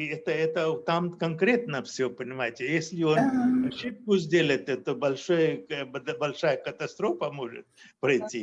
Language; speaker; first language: Russian; non-native, fluent; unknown